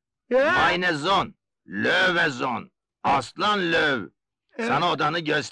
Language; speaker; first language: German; non-native, learner; Turkish